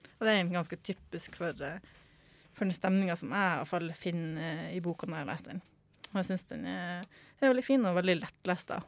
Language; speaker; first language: Norwegian; native; Norwegian